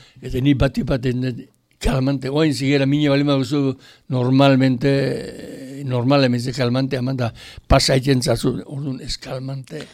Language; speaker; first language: Basque; native; Basque